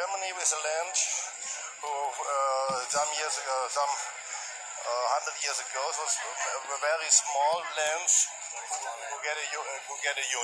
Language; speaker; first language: English; non-native, learner; German